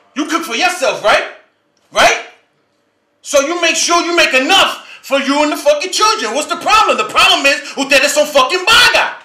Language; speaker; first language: English; native; English